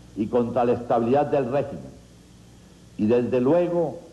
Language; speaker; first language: Spanish; native; Spanish